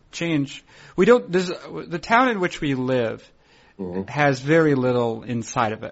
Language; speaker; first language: English; native; English